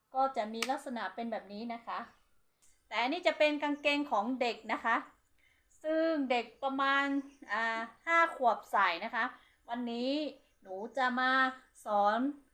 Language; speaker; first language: Thai; non-native, local second language; Hmong